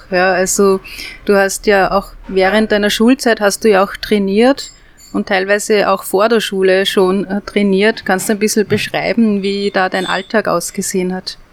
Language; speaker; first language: German; native; German